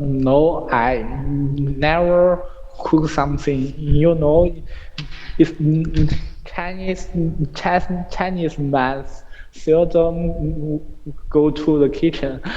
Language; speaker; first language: English; non-native, learner; Chinese